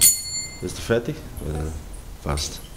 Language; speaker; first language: German; non-native, learner; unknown